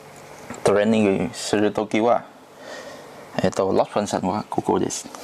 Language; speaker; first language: Japanese; non-native, learner; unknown